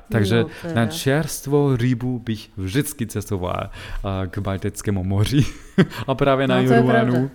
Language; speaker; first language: Czech; non-native, fluent; German